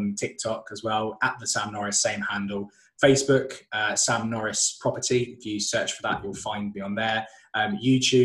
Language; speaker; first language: English; native; English